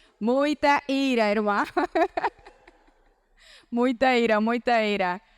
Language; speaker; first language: Portuguese; non-native, learner; Spanish